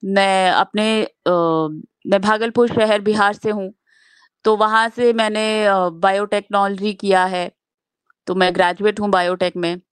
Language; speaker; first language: Hindi; native; Hindi